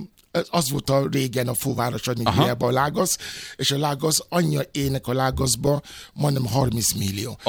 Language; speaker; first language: Hungarian; non-native, fluent; Yoruba